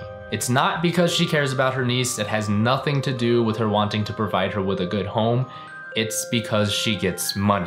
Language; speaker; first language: English; native; English